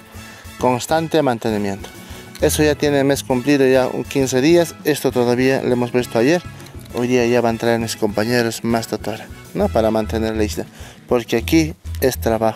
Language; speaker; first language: Spanish; native; Spanish